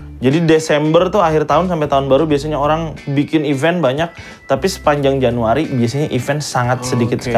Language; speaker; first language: Indonesian; native; Indonesian